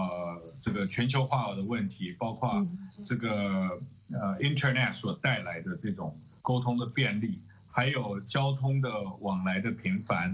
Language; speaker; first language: Chinese; native; Chinese